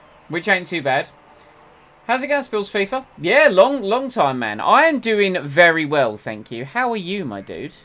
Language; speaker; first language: English; native; English